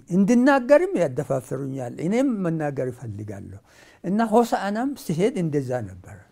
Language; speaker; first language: Amharic; non-native, local second language; Hadiyya